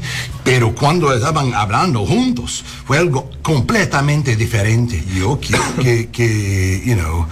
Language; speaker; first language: Spanish; non-native, learner; English